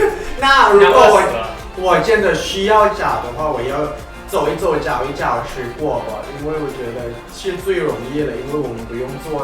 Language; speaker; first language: Chinese; non-native, fluent; Thai